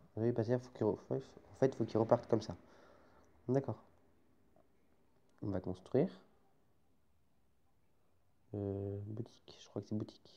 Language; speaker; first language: French; native; French